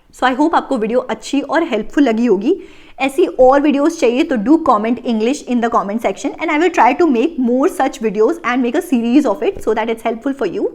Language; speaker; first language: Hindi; native; Hindi